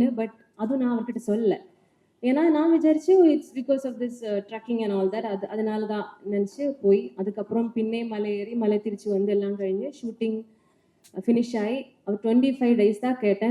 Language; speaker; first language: Tamil; non-native, learner; Malayalam